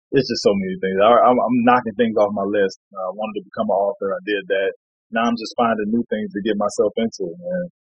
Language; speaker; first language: English; native; English